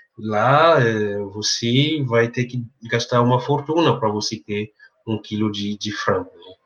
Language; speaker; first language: Portuguese; non-native, fluent; French